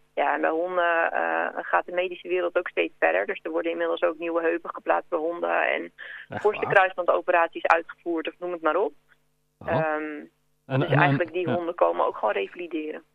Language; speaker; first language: Dutch; native; Dutch